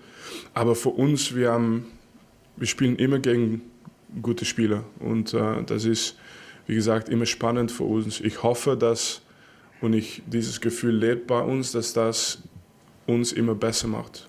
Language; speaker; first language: German; non-native, fluent; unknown